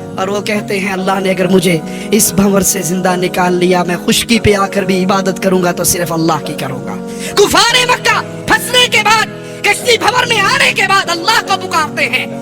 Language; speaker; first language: Urdu; non-native, local second language; Punjabi